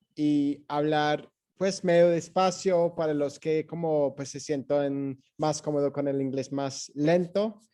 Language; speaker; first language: Spanish; non-native, fluent; English